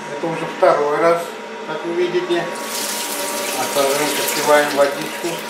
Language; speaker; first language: Russian; non-native, local second language; Uzbek